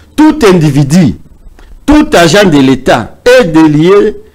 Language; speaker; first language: French; non-native, local second language; Swahili